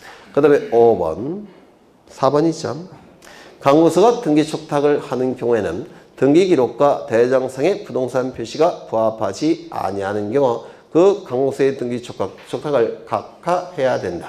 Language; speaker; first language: Korean; native; Korean